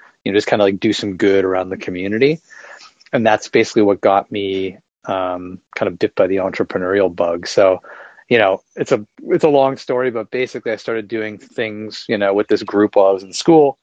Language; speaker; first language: English; native; English